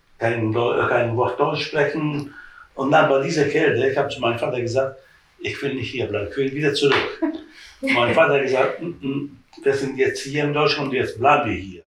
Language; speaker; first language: German; non-native, fluent; Italian